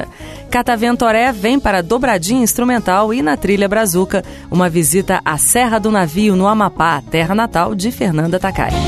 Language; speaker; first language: Portuguese; native; Portuguese